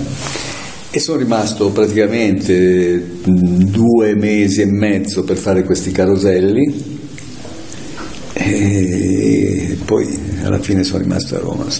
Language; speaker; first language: Italian; native; Italian